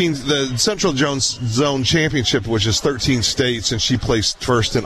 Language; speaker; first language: English; native; English